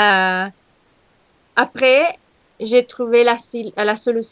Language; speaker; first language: French; non-native, learner; Italian